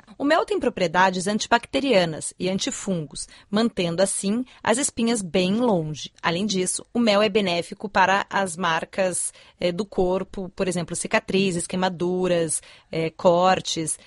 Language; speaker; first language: Portuguese; native; Portuguese